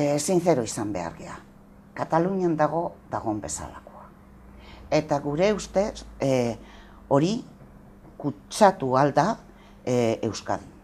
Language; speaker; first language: Basque; non-native, local second language; Spanish